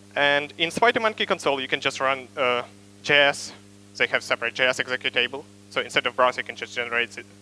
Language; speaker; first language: English; non-native, fluent; Ukrainian